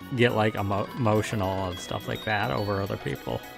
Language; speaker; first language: English; native; English